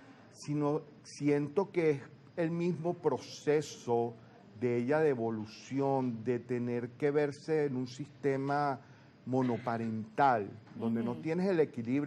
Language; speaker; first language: Spanish; native; Spanish